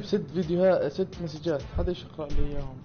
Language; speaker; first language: Arabic; native; Arabic